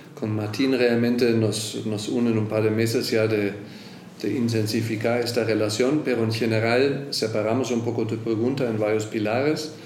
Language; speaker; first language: Spanish; non-native, fluent; German